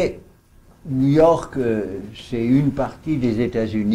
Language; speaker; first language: French; native; French